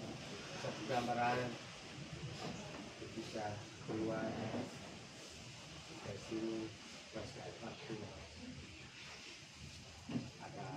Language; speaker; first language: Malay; non-native, local second language; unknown